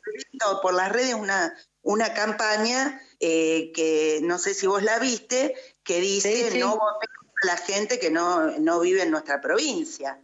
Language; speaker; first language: Spanish; native; Spanish